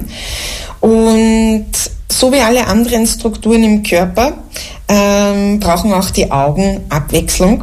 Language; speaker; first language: German; native; German